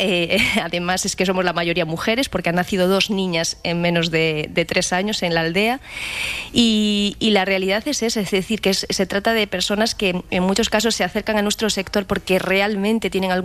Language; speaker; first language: Spanish; native; Spanish